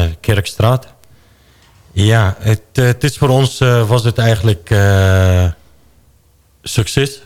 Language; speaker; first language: Dutch; non-native, fluent; Arabic